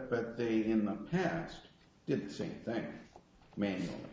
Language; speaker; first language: English; native; English